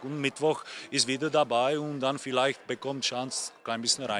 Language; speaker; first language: German; non-native, learner; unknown